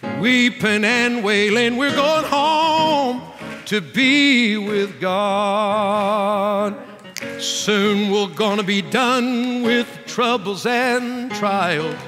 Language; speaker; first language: English; native; English